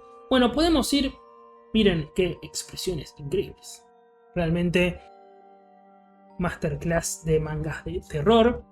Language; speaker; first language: Spanish; native; Spanish